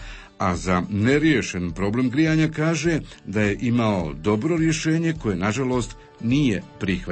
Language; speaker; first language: Croatian; native; Croatian